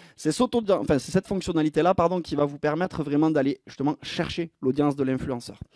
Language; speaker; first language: French; native; French